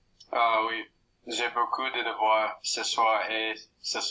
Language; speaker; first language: French; non-native, learner; English